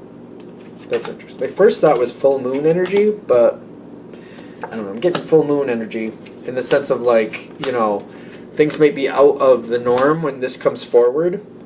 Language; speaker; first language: English; native; English